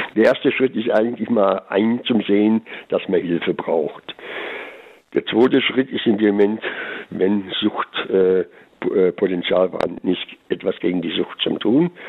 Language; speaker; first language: German; native; German